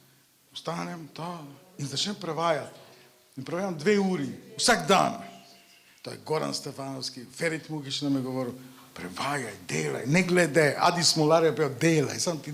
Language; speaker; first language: Slovenian; non-native, fluent; Macedonian